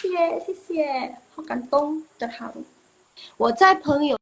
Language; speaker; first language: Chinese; non-native, fluent; Indonesian